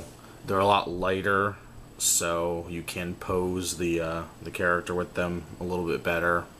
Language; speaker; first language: English; native; English